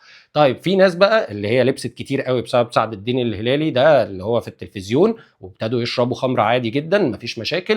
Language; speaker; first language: Arabic; native; Arabic